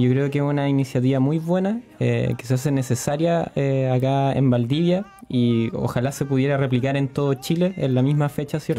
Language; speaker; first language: Spanish; native; Spanish